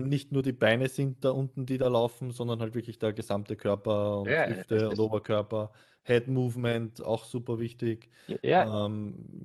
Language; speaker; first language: German; native; German